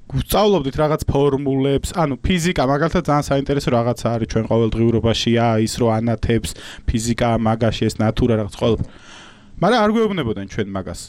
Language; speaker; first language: Georgian; native; Georgian